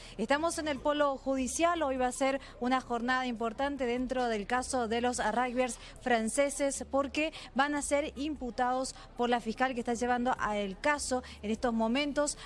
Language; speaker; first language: Spanish; native; Spanish